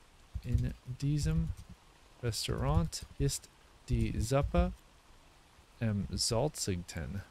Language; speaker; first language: German; non-native, learner; English